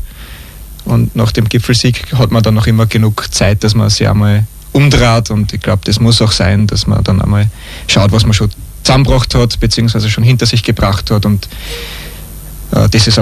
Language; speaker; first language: German; native; German